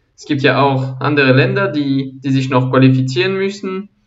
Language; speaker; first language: German; non-native, fluent; French